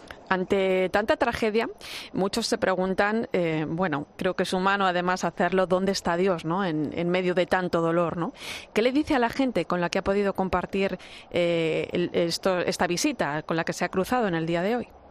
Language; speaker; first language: Spanish; native; Spanish